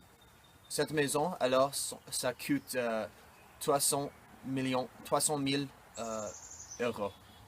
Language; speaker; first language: French; non-native, learner; English